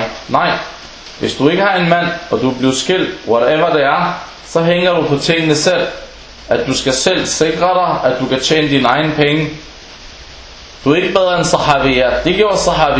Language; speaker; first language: Danish; non-native, local second language; Arabic